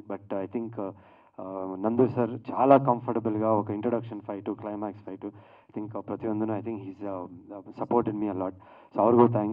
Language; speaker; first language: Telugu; non-native, learner; Kannada